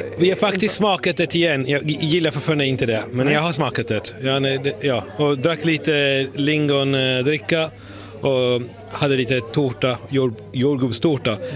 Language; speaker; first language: Swedish; non-native, fluent; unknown